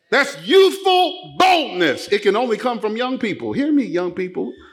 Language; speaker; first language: English; native; English